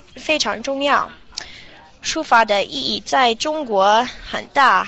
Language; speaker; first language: Chinese; non-native, learner; English